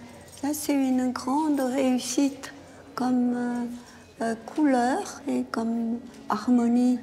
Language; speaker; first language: French; non-native, fluent; Korean